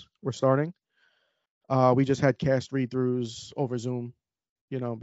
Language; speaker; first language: English; native; English